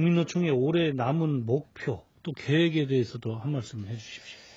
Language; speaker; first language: Korean; native; Korean